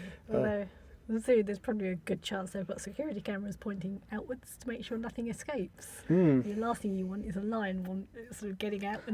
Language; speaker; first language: English; native; English